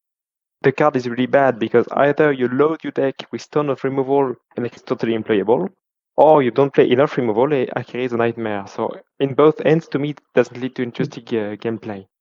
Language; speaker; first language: English; non-native, fluent; French